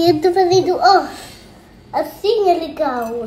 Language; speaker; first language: Portuguese; early bilingual, heritage; Dutch